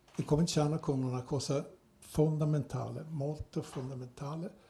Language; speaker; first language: Italian; non-native, learner; Swedish